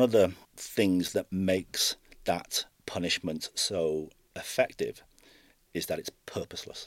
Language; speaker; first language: English; native; English